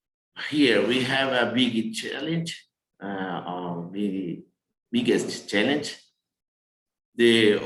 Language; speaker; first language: English; non-native, learner; Portuguese